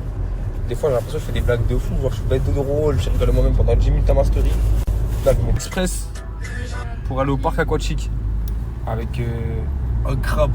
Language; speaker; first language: French; native; French